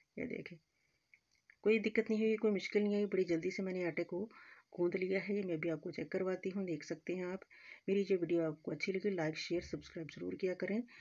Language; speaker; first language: Hindi; native; Hindi